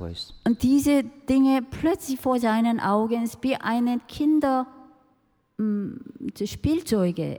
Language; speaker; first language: German; non-native, fluent; Korean